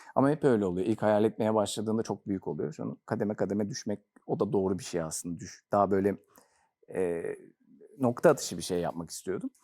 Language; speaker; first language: Turkish; native; Turkish